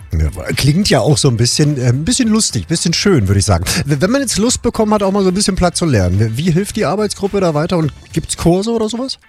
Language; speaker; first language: German; native; German